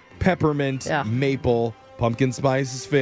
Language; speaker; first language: English; native; English